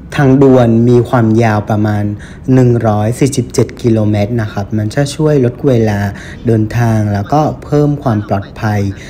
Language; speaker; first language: Thai; non-native, fluent; Vietnamese